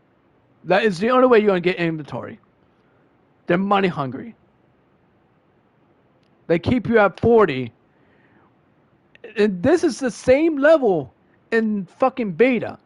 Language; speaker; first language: English; native; English